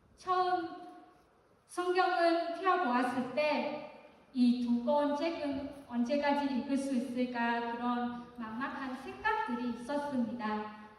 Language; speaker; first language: Korean; non-native, fluent; Vietnamese